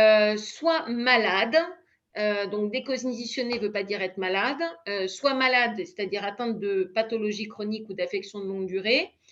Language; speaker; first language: French; native; French